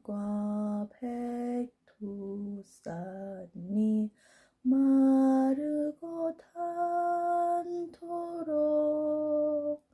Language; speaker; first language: Korean; non-native, learner; Thai